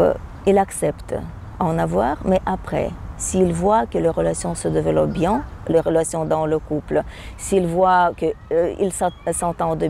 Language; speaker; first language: French; non-native, fluent; Russian